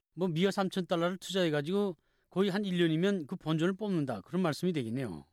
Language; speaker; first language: Korean; native; Korean